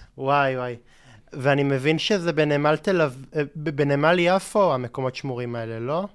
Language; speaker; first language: Hebrew; native; Hebrew